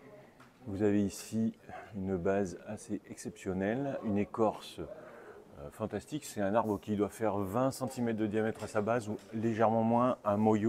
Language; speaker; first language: French; native; French